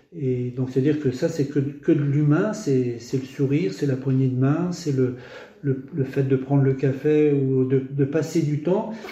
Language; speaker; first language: French; native; French